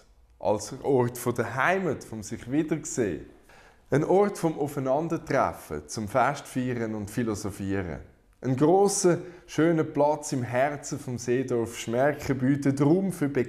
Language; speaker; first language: German; native; German